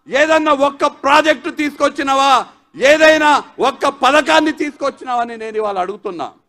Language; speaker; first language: Telugu; native; Telugu